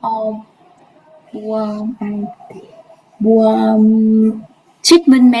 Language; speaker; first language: English; non-native, learner; Vietnamese